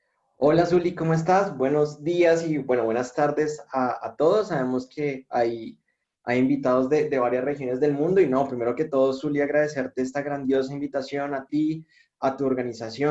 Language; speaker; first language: Spanish; native; Spanish